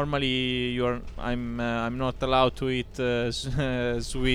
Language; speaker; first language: English; non-native, learner; Italian